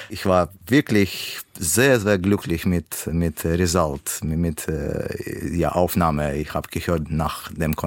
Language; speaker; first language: German; non-native, learner; Russian